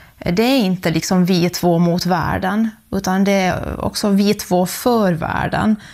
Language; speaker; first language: Swedish; native; Swedish